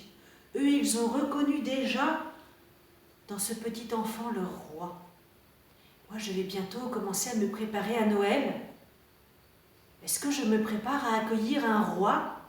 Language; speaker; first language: French; native; French